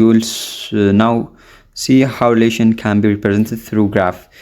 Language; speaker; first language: English; non-native, local second language; Amharic